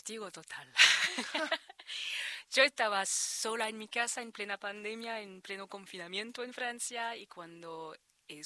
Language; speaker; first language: Spanish; non-native, fluent; French